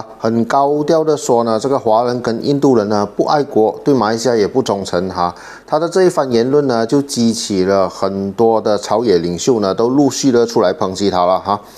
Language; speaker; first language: Chinese; native; Chinese